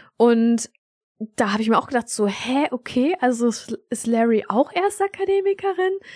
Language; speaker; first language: German; early bilingual, other home language; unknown